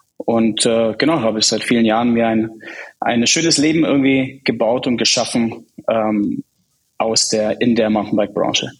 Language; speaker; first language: German; early bilingual, other home language; Czech